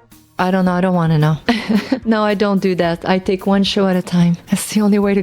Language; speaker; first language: English; non-native, local second language; French